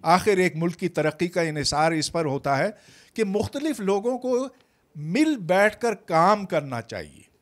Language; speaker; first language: Urdu; native; Urdu